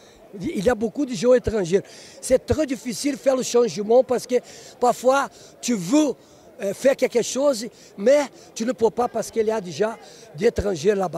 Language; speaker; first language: French; non-native, fluent; Portuguese